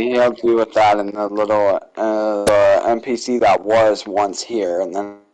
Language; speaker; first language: English; native; English